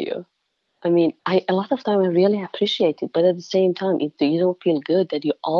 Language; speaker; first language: English; non-native, fluent; Persian